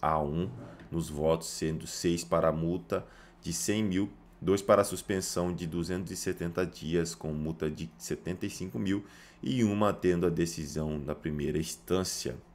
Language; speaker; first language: Portuguese; native; Portuguese